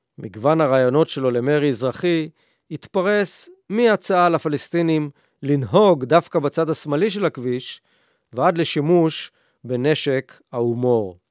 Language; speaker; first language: Hebrew; native; Hebrew